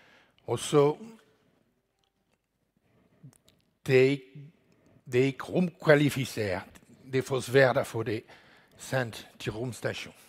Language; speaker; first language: Danish; non-native, learner; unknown